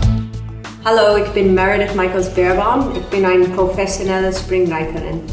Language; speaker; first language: German; non-native, fluent; English